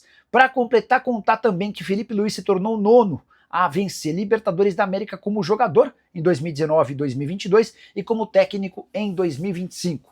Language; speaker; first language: Portuguese; native; Portuguese